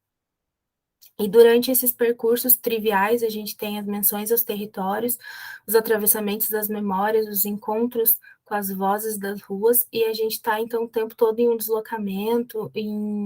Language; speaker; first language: Portuguese; native; Portuguese